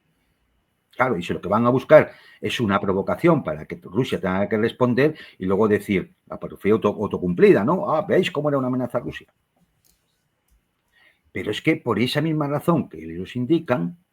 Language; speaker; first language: Spanish; native; Spanish